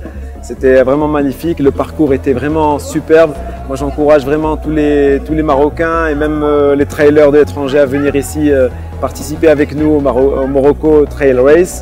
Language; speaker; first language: French; non-native, local second language; Arabic